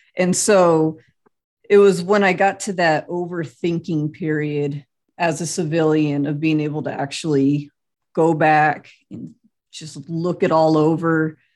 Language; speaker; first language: English; native; English